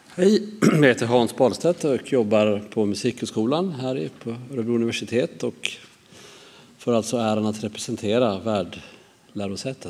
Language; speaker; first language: Swedish; native; Swedish